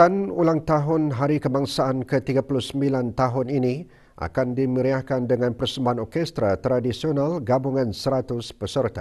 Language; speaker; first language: Malay; native; Malay